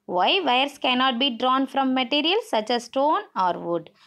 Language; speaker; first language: English; non-native, local second language; Tamil